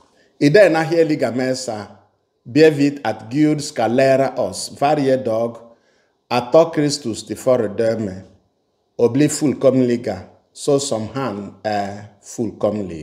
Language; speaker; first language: Swedish; non-native, fluent; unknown